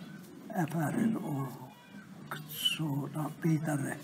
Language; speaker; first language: Swedish; non-native, learner; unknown